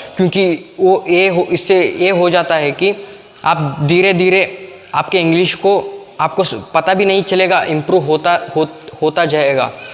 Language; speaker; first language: Hindi; non-native, local second language; Kannada